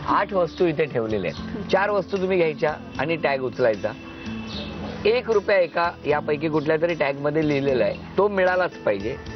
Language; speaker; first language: Marathi; native; Marathi